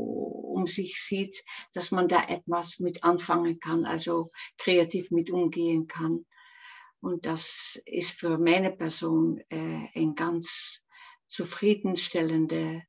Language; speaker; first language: German; non-native, fluent; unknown